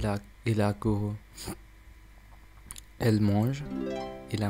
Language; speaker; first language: French; non-native, learner; English